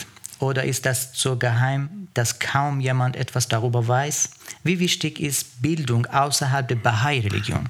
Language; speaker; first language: German; non-native, fluent; Persian